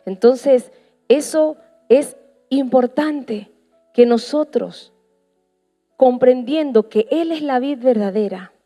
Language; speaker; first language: Spanish; native; Spanish